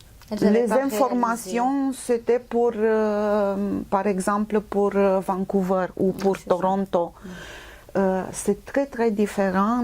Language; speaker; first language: French; non-native, fluent; Romanian